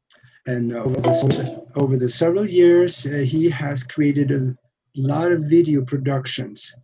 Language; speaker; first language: English; non-native, fluent; Norwegian